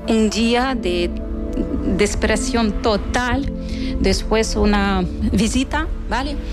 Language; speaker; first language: Spanish; non-native, fluent; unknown